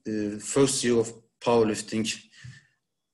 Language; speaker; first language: English; non-native, learner; Turkish